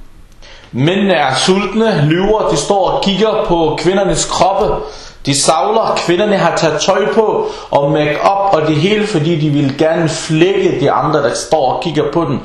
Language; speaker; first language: Danish; early bilingual, other home language; Arabic